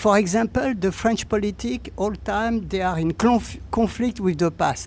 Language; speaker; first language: English; non-native, learner; French